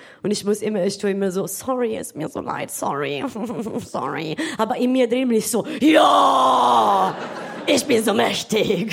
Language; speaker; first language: German; non-native, fluent; Italian